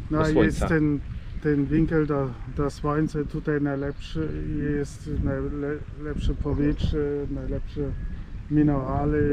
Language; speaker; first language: Polish; non-native, fluent; German